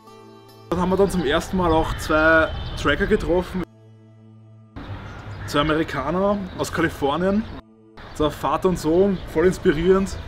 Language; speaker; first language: German; native; German